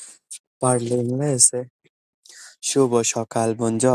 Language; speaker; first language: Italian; non-native, fluent; Bangla